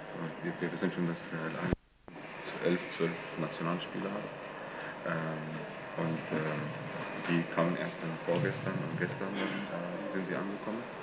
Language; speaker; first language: German; non-native, fluent; Arabic